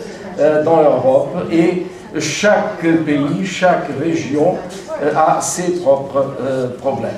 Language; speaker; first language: French; non-native, fluent; Portuguese